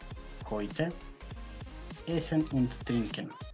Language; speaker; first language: German; non-native, fluent; Macedonian